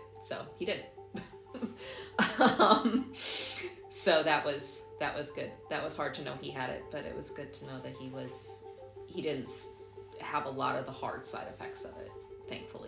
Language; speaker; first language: English; native; English